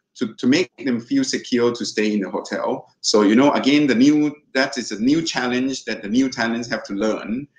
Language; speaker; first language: English; non-native, fluent; Thai